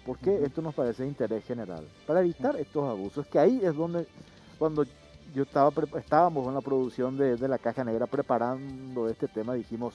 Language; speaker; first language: Spanish; native; Spanish